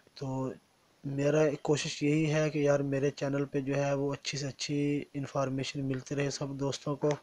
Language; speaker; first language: Urdu; non-native, local second language; Punjabi